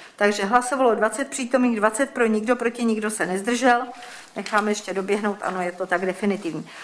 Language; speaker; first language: Czech; native; Czech